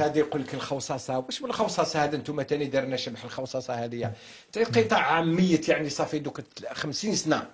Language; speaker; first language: Arabic; native; Arabic